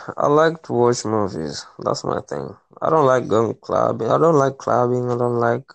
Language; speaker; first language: English; non-native, local second language; Swahili